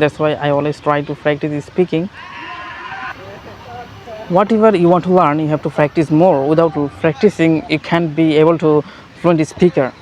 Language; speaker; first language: English; non-native, learner; Bangla